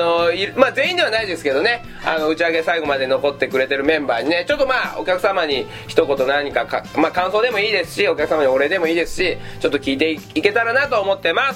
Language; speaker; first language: Japanese; native; Japanese